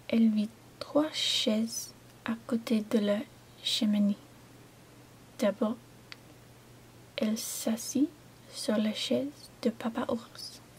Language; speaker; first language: French; non-native, learner; English